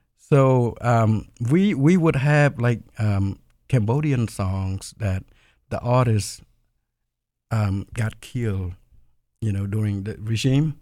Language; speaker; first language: English; non-native, fluent; Khmer